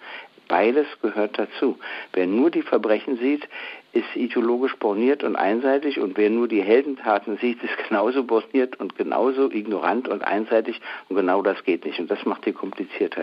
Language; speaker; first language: German; native; German